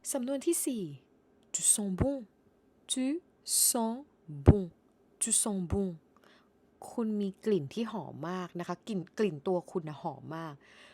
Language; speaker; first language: Thai; native; Thai